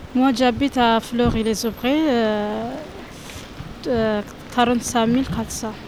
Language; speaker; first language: French; non-native, learner; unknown